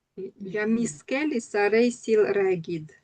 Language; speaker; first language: Estonian; non-native, learner; Russian